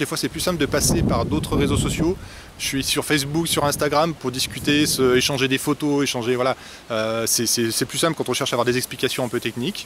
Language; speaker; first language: French; native; French